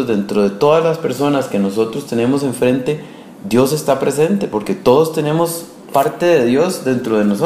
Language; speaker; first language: Spanish; native; Spanish